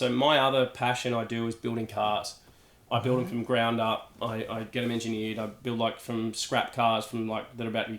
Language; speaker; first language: English; native; English